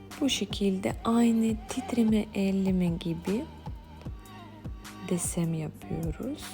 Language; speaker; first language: Turkish; non-native, fluent; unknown